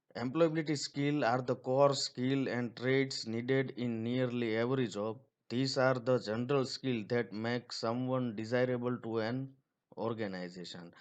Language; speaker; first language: English; non-native, local second language; Gujarati